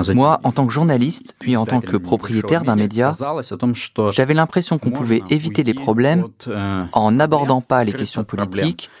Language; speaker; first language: French; non-native, fluent; Russian